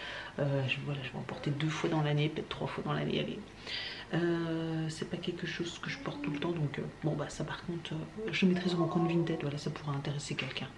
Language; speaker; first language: French; native; French